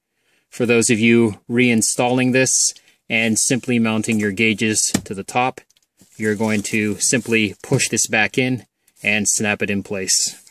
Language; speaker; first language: English; native; English